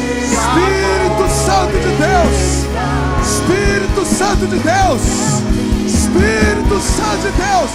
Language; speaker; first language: Portuguese; native; Portuguese